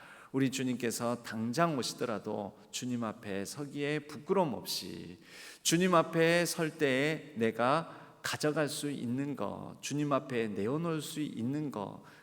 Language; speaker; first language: Korean; native; Korean